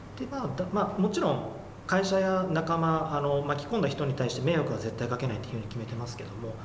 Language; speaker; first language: Japanese; native; Japanese